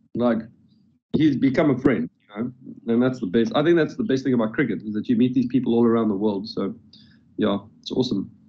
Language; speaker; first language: English; native; English